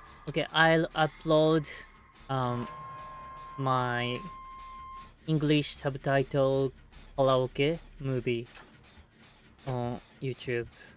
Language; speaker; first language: English; non-native, learner; Japanese